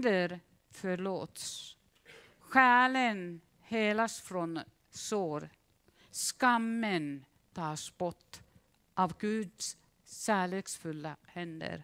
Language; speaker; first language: Swedish; non-native, fluent; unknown